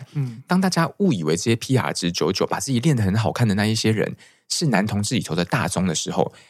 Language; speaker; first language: Chinese; native; Chinese